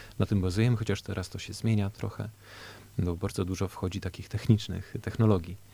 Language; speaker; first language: Polish; early bilingual, heritage; Polish